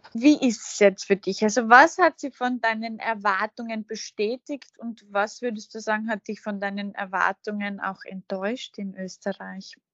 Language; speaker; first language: German; native; German